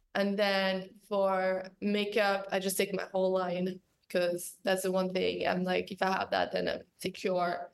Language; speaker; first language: English; non-native, fluent; French